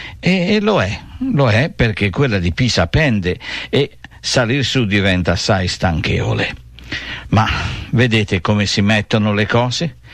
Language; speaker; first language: Italian; native; Italian